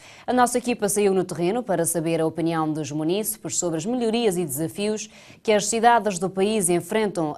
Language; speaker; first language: Portuguese; non-native, local second language; Kabuverdianu